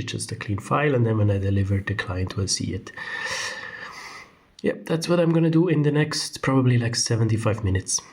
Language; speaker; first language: English; non-native, fluent; German